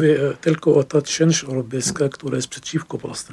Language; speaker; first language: Polish; non-native, fluent; Arabic